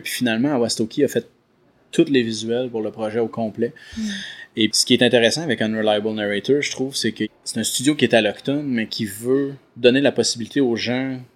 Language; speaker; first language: French; native; French